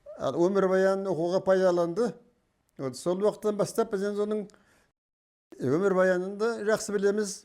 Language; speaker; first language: Kazakh; native; Kazakh